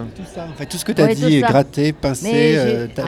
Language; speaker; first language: French; native; French